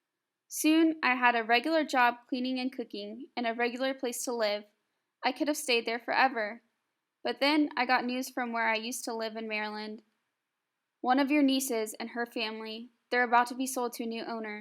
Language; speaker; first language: English; native; English